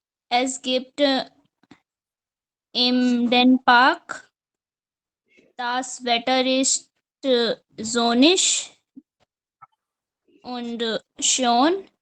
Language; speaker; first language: German; non-native, learner; Hindi